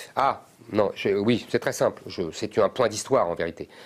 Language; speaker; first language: French; native; French